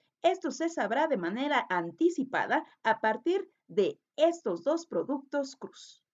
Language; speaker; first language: Spanish; native; Spanish